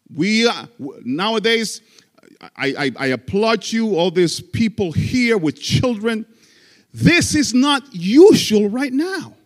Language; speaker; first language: English; non-native, fluent; Spanish